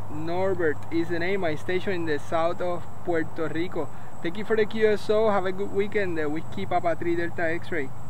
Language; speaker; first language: English; non-native, local second language; Spanish